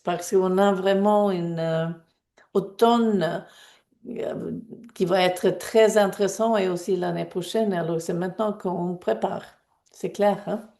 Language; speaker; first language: French; non-native, fluent; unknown